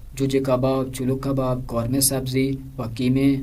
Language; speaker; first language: Persian; non-native, fluent; Urdu